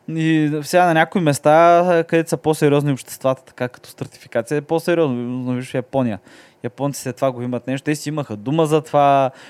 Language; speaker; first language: Bulgarian; native; Bulgarian